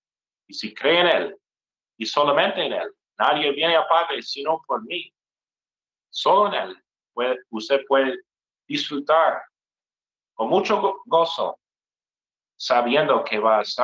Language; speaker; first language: Spanish; non-native, fluent; English